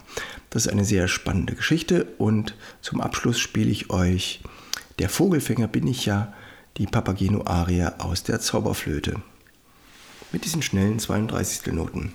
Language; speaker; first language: German; native; German